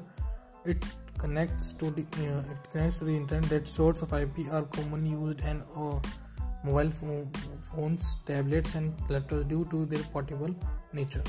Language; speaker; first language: English; non-native, local second language; Hindi